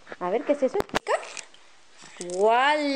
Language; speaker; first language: Spanish; native; Spanish